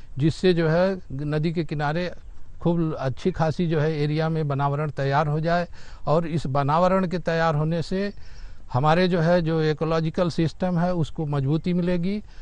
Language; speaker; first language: Hindi; native; Hindi